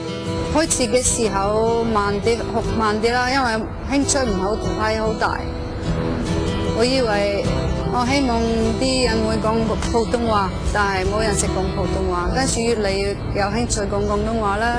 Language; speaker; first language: Cantonese; non-native, fluent; Norwegian